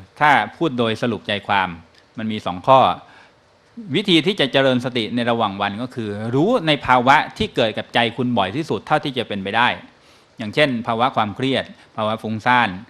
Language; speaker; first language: Thai; native; Thai